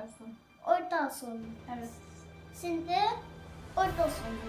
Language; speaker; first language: Turkish; early bilingual, heritage; German